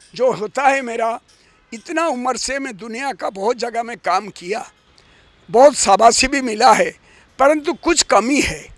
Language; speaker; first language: Hindi; non-native, local second language; Odia